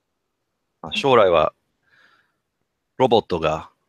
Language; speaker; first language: Japanese; non-native, learner; English